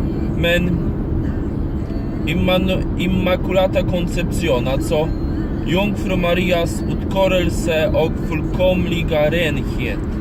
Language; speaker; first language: Swedish; non-native, learner; Polish